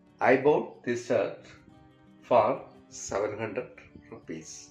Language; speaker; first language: English; non-native, local second language; Malayalam